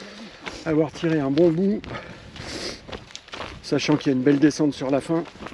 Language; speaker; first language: French; native; French